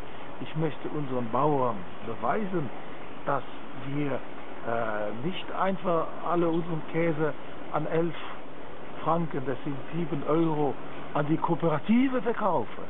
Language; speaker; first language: German; non-native, local second language; French